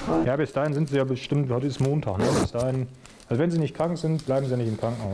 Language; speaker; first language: German; native; German